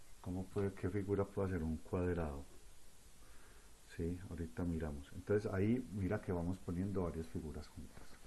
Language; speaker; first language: Spanish; native; Spanish